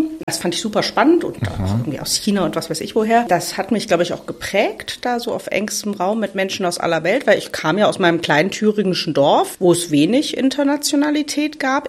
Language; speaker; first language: German; native; German